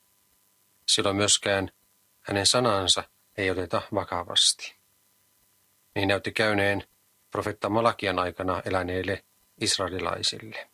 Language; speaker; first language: Finnish; native; Finnish